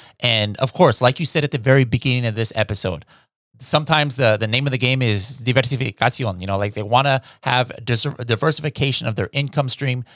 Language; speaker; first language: English; native; English